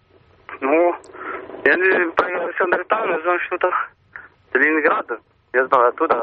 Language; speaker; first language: Russian; non-native, learner; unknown